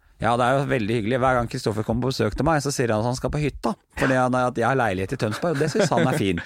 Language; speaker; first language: Norwegian; native; Norwegian